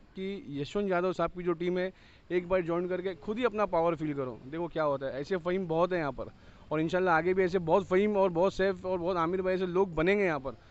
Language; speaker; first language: Hindi; native; Hindi